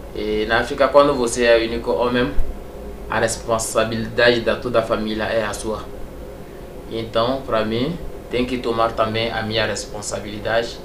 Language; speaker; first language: Portuguese; non-native, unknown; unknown